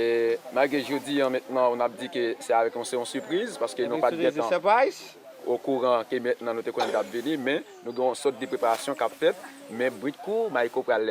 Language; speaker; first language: French; non-native, local second language; Haitian Creole